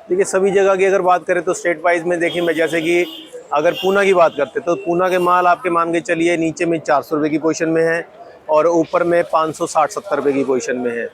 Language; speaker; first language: Hindi; native; Hindi